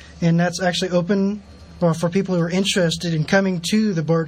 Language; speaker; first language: English; native; English